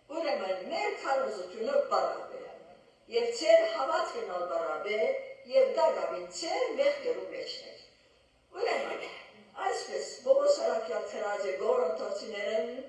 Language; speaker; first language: Armenian; early bilingual, heritage; Armenian